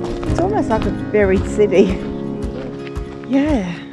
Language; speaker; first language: English; native; English